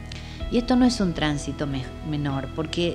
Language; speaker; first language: Spanish; native; Spanish